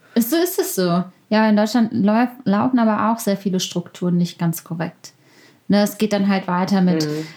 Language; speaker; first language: German; early bilingual, other home language; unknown